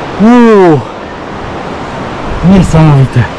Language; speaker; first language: Polish; native; Polish